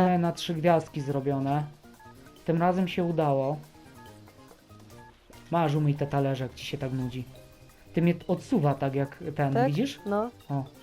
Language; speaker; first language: Polish; native; Polish